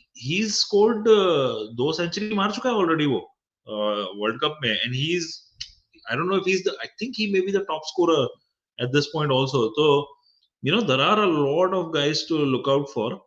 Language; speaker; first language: English; non-native, local second language; Hindi